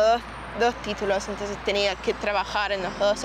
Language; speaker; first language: Spanish; early bilingual, heritage; Spanish